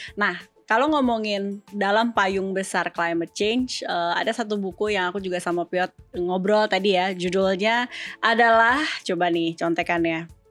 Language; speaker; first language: Indonesian; native; Indonesian